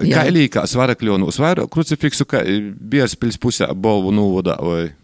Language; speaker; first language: Latvian; native; Latvian